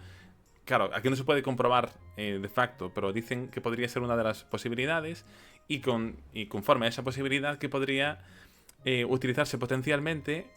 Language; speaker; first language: Spanish; native; Spanish